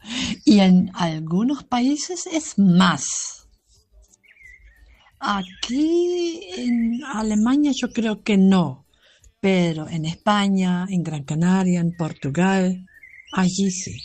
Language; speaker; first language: Spanish; non-native, fluent; German